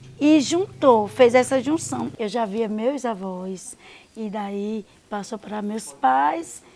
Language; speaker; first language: Portuguese; native; Portuguese